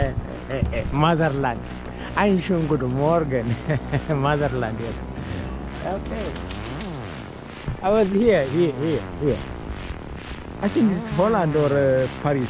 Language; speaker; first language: English; non-native, learner; Amharic